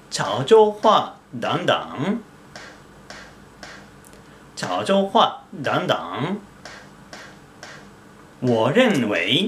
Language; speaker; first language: Chinese; non-native, fluent; Japanese